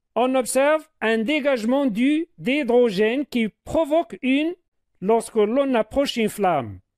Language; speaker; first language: French; non-native, local second language; Arabic